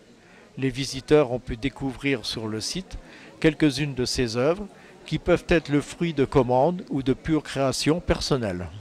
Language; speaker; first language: French; native; French